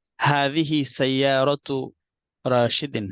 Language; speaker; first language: Arabic; non-native, learner; Bangla